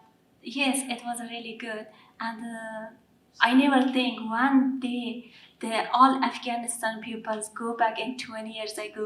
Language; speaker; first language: English; non-native, learner; Persian